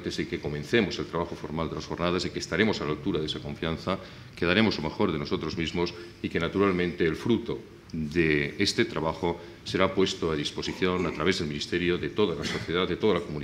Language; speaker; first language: Spanish; native; Spanish